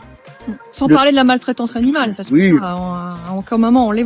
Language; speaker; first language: French; native; French